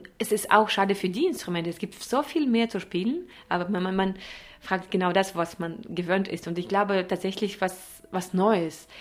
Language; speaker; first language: German; non-native, fluent; Russian